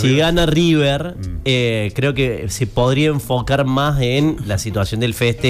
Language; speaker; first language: Spanish; native; Spanish